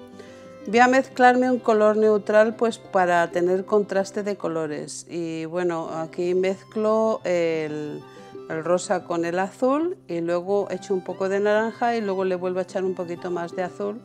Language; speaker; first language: Spanish; native; Spanish